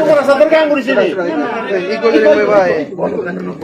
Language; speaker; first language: Malay; native; Malay